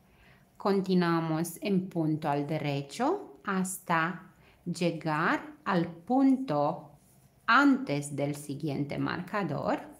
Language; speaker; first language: Spanish; non-native, fluent; Romanian